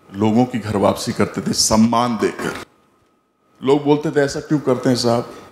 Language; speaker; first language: Hindi; native; Hindi